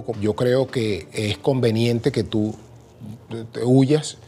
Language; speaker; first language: Spanish; native; Spanish